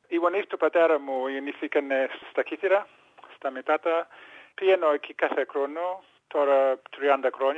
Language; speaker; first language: Greek; early bilingual, heritage; English